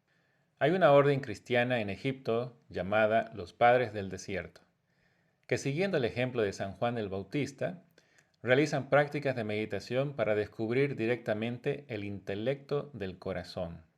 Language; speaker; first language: Spanish; native; Spanish